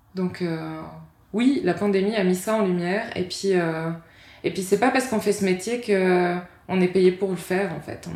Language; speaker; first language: French; native; French